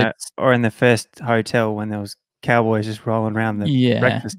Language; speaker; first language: English; native; English